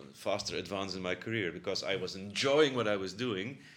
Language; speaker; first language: English; non-native, fluent; Dutch